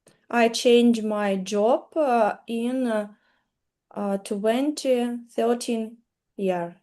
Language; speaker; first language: English; non-native, learner; Russian